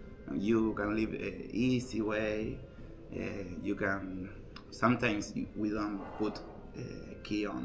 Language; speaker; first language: English; non-native, learner; Spanish